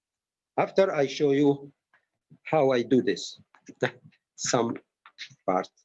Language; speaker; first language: English; non-native, learner; Arabic